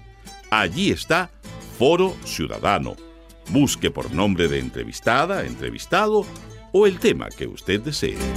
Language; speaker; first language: Spanish; native; Spanish